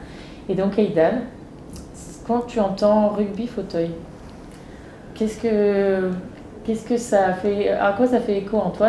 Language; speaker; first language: French; native; French